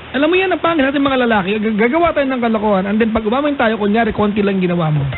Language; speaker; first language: Filipino; non-native, local second language; Iloko